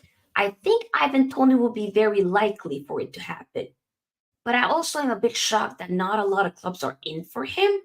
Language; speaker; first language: English; native; English